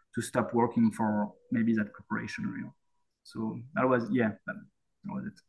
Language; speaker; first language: English; non-native, fluent; French